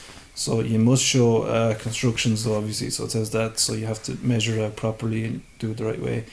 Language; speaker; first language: English; native; English